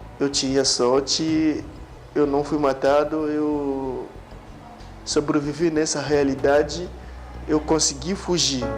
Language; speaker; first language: Portuguese; non-native, fluent; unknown